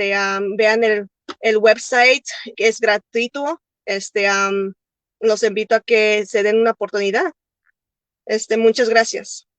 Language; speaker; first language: Spanish; early bilingual, heritage; Spanish